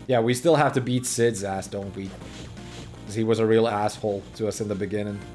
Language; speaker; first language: English; non-native, fluent; Finnish